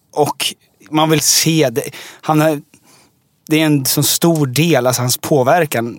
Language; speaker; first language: Swedish; native; Swedish